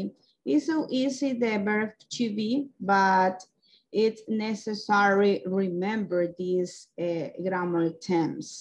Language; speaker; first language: English; non-native, local second language; Spanish